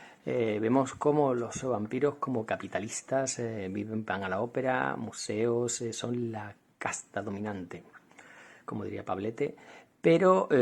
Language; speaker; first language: Spanish; native; Spanish